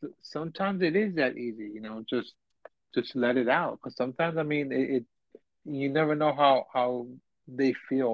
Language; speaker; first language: English; early bilingual, other home language; Spanish